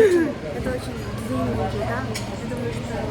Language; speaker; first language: Russian; non-native, learner; Mongolian